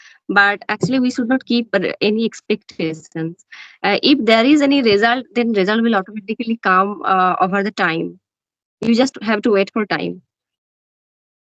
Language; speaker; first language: English; non-native, learner; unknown